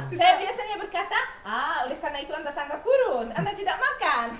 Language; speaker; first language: Indonesian; non-native, learner; Arabic